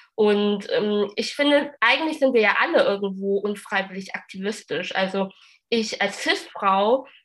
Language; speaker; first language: German; early bilingual, other home language; Vietnamese